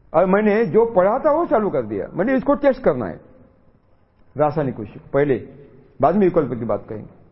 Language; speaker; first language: Hindi; non-native, local second language; Marathi